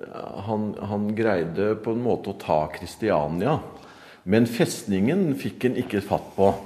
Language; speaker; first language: Norwegian; native; Norwegian